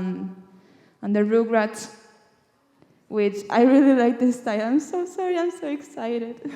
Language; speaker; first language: English; non-native, fluent; Spanish